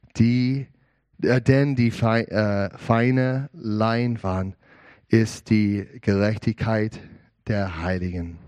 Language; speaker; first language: German; non-native, learner; English